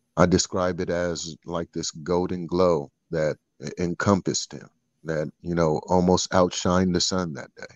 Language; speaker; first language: English; early bilingual, other home language; Filipino